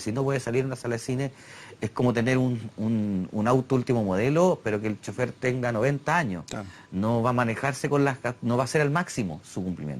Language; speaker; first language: Spanish; native; Spanish